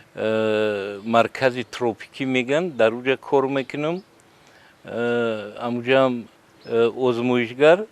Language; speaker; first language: Tajik; native; Tajik